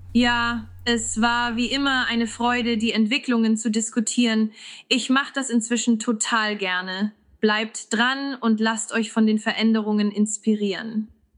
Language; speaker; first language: German; native; German